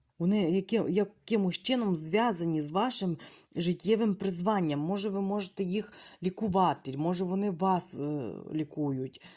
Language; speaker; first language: Ukrainian; non-native, local second language; Russian